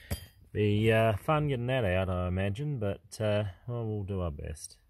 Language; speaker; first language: English; native; English